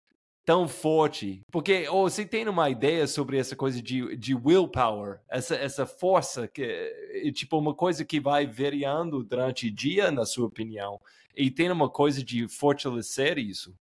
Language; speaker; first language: Portuguese; non-native, fluent; English